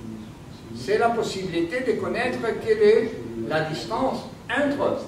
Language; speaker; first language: French; non-native, learner; Spanish